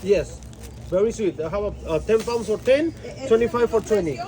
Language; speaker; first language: English; non-native, learner; Spanish